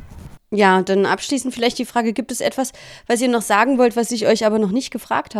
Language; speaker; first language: German; native; German